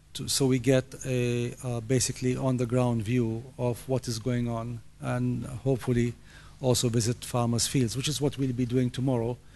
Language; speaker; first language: English; non-native, fluent; Arabic